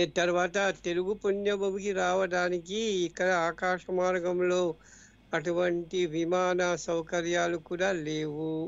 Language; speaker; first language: Telugu; non-native, fluent; Morisyen